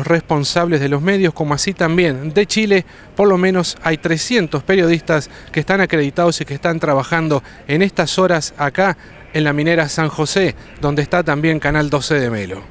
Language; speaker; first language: Spanish; native; Spanish